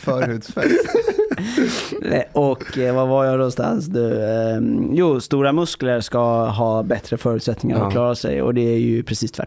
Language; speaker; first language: Swedish; early bilingual, other home language; Persian